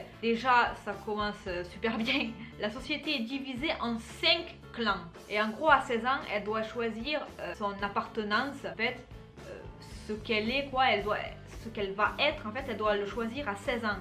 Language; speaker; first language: French; native; French